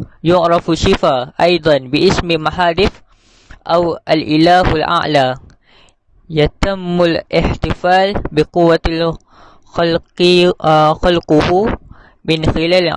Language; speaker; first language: Arabic; non-native, learner; Malay